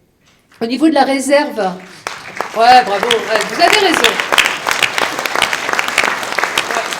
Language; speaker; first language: French; native; French